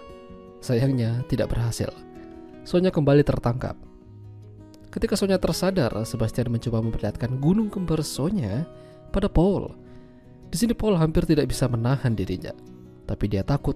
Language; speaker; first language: Indonesian; non-native, local second language; Javanese